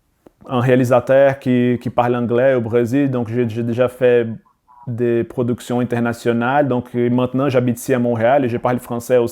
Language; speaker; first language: French; non-native, learner; Portuguese